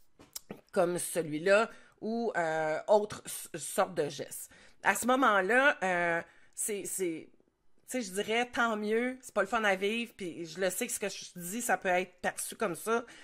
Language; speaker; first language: French; native; French